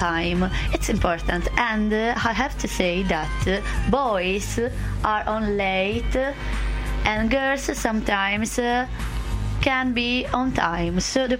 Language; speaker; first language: English; non-native, learner; Italian